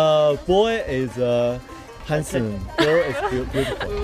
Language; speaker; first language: English; non-native, learner; Chinese